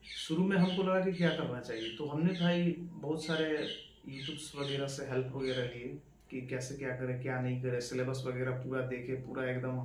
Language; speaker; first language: Hindi; native; Hindi